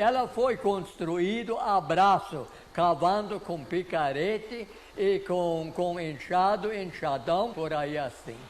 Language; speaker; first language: Portuguese; non-native, local second language; Low German